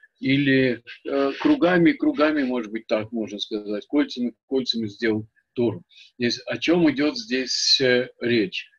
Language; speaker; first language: Russian; native; Russian